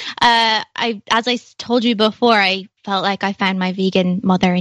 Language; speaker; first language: English; native; English